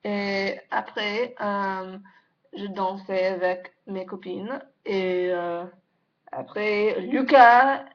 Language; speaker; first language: French; non-native, learner; English